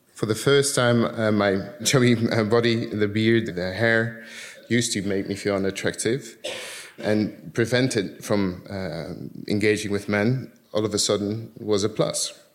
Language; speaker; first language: English; early bilingual, other home language; Dutch